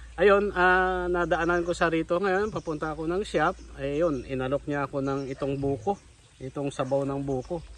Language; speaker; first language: Filipino; non-native, local second language; Hiligaynon